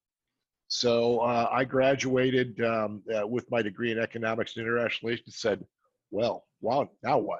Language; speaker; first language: English; native; English